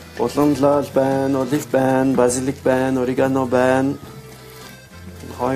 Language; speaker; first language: Mongolian; non-native, learner; French